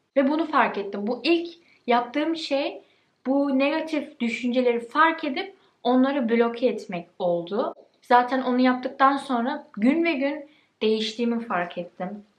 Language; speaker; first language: Turkish; early bilingual, heritage; Turkish